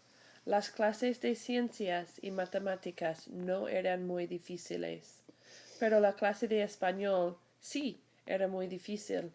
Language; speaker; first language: Spanish; non-native, fluent; English